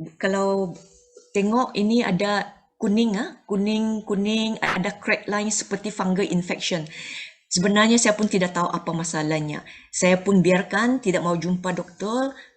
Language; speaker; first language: Malay; non-native, local second language; Chinese